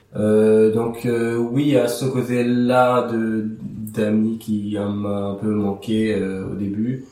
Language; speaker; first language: French; early bilingual, other home language; Assyrian Neo-Aramaic